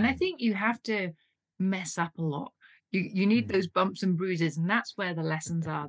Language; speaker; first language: English; native; English